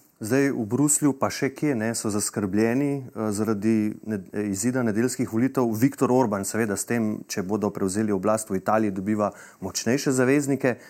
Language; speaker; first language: Slovenian; native; Slovenian